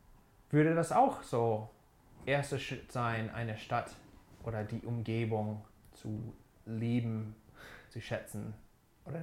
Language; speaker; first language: German; non-native, fluent; English